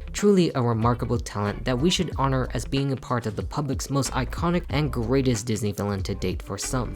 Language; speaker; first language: English; native; English